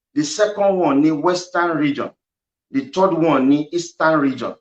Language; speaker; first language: English; non-native, local second language; Yoruba